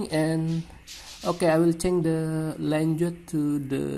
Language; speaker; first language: English; non-native, learner; Indonesian